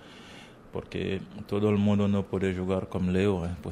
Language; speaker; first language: Spanish; non-native, learner; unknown